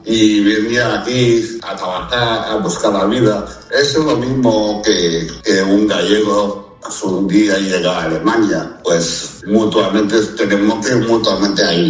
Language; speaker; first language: Spanish; non-native, fluent; Chinese